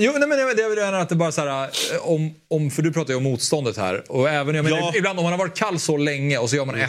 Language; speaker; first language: Swedish; native; Swedish